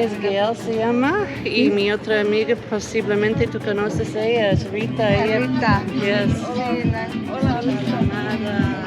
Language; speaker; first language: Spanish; non-native, learner; English